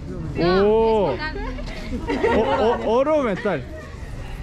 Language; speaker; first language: Spanish; non-native, learner; Turkish